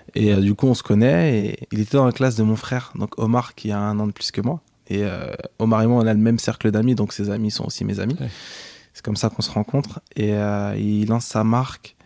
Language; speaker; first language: French; native; French